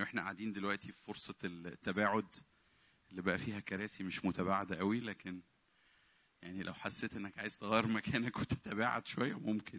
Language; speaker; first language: Arabic; native; Arabic